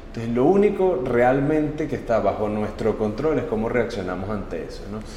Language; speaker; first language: Spanish; native; Spanish